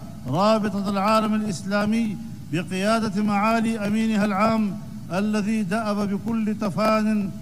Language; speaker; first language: Arabic; non-native, fluent; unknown